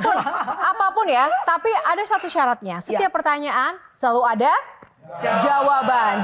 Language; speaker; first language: Indonesian; native; Indonesian